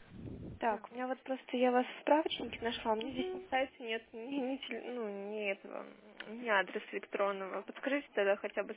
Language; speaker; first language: Russian; native; Russian